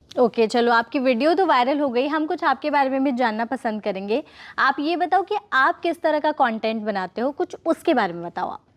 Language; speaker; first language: Hindi; native; Hindi